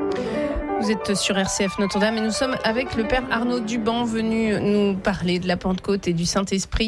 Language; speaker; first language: French; native; French